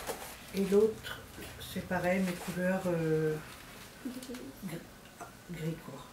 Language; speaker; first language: French; native; French